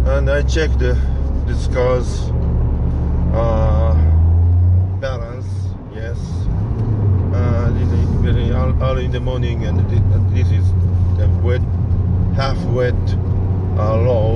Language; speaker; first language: English; non-native, learner; Japanese